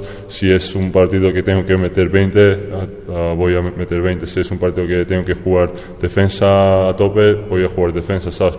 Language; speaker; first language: Spanish; non-native, fluent; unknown